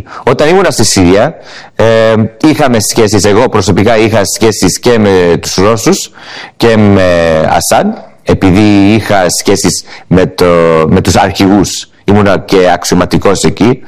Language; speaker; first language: Greek; early bilingual, heritage; Greek